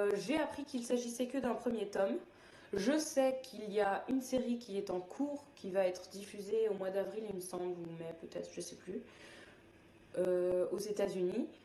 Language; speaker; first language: French; native; French